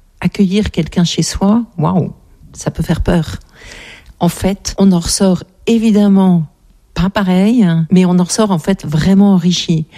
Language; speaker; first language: French; native; French